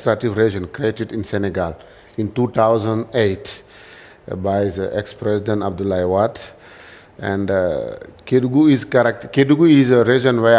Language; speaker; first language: English; non-native, learner; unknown